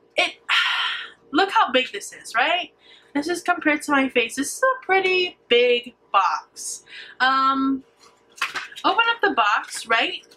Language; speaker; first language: English; native; English